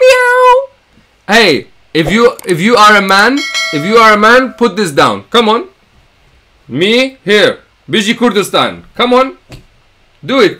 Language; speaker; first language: English; early bilingual, other home language; Kurdish